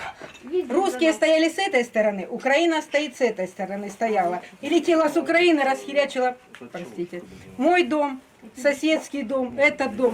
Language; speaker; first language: Russian; native; Russian